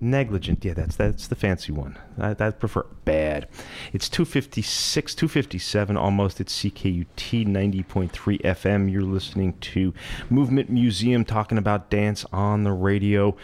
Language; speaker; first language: English; native; English